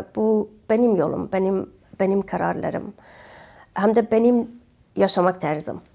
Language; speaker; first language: Turkish; non-native, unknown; Kurdish